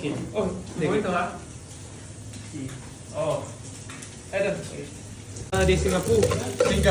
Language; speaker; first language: Spanish; non-native, learner; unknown